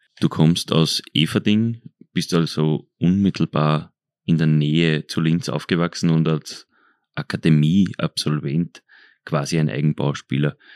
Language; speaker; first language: German; native; German